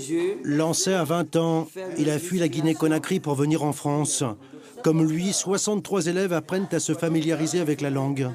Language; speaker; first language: French; native; French